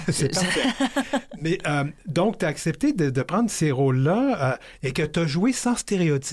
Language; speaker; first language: French; native; French